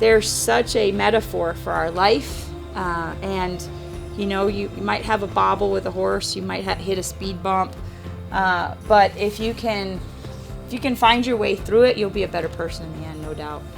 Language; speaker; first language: English; native; English